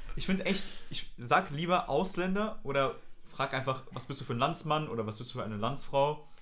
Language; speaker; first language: German; native; German